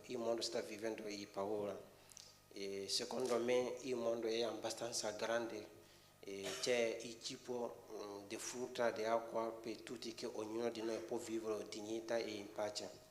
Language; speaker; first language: Italian; non-native, fluent; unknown